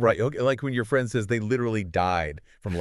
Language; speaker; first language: English; native; English